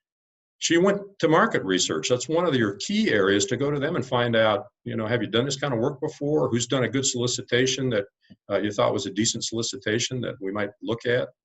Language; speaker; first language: English; native; English